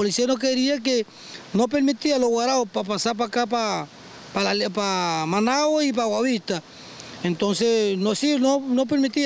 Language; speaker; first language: Portuguese; non-native, learner; Spanish